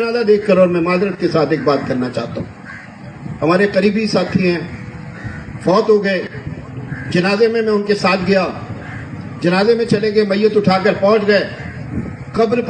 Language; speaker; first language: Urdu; non-native, local second language; Punjabi